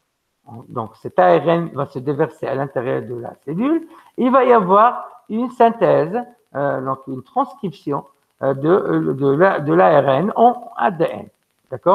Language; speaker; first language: French; non-native, local second language; Arabic